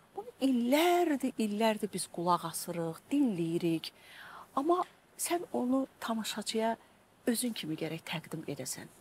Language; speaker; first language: Azerbaijani; native; Azerbaijani